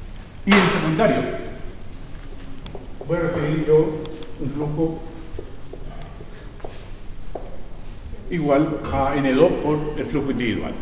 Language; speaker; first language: Spanish; native; Spanish